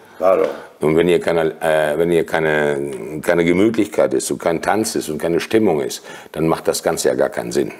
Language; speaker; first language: German; native; German